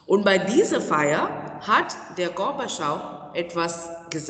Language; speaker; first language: German; non-native, fluent; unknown